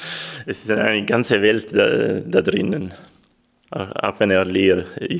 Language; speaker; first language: German; non-native, local second language; Swiss German